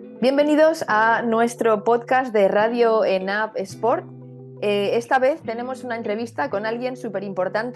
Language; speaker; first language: Spanish; native; Spanish